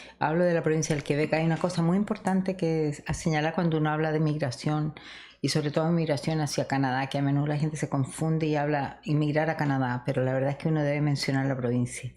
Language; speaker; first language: Spanish; native; Spanish